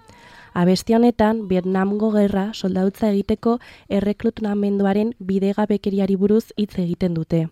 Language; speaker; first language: Basque; native; Basque